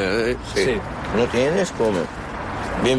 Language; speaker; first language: Spanish; non-native, learner; Arabic